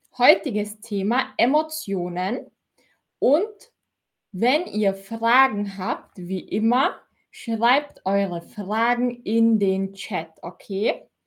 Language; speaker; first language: German; native; German